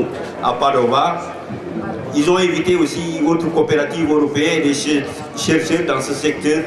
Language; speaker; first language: French; non-native, local second language; Wolof